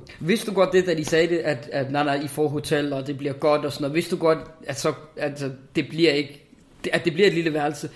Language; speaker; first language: Danish; native; Danish